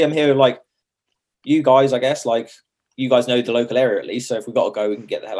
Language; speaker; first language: English; native; English